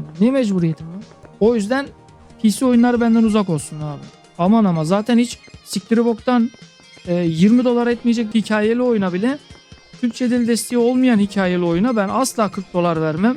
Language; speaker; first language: Turkish; native; Turkish